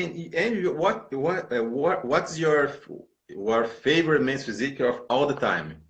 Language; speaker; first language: English; non-native, learner; Portuguese